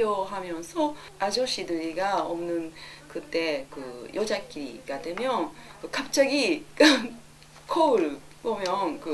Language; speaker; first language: Korean; non-native, learner; Japanese